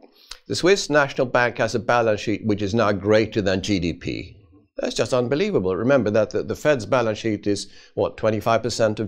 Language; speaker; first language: English; non-native, fluent; Swedish